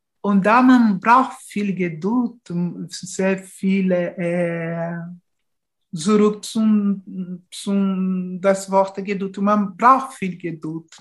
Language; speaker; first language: German; non-native, fluent; Portuguese